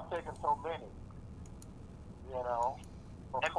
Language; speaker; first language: English; native; English